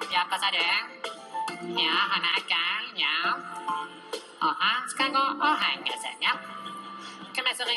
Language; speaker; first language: Norwegian; native; Norwegian